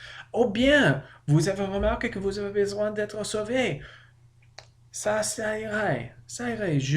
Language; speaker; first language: French; non-native, learner; English